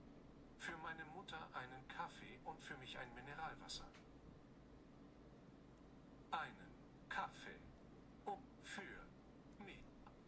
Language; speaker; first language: German; non-native, learner; English